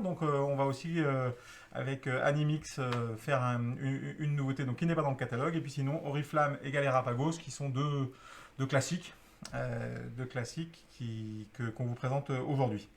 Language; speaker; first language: French; native; French